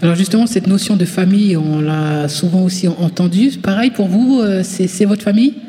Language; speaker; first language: French; native; French